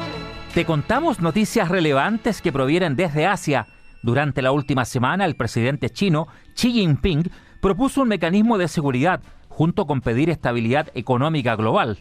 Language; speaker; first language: Spanish; native; Spanish